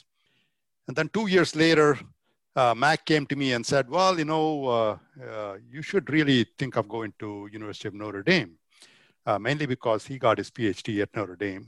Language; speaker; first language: English; non-native, local second language; Tamil